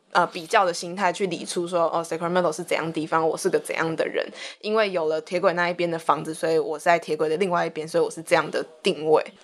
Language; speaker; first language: Chinese; native; Chinese